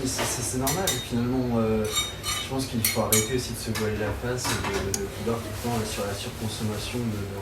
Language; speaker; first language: French; native; French